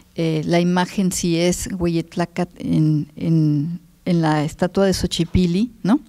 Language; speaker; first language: Spanish; native; Spanish